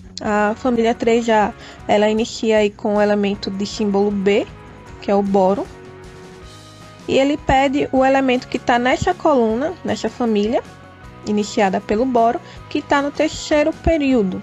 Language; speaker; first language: Portuguese; native; Portuguese